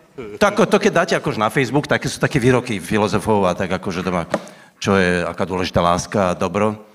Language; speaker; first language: Slovak; native; Slovak